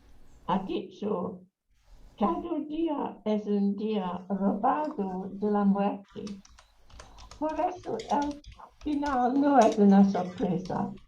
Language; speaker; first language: Spanish; non-native, learner; English